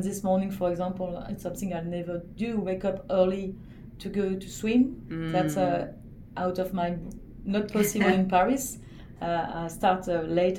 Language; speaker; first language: English; non-native, fluent; French